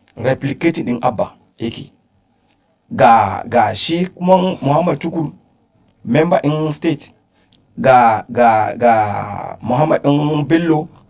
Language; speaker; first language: Hausa; non-native, local second language; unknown